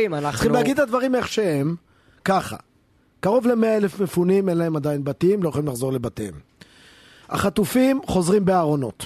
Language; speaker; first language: Hebrew; native; Hebrew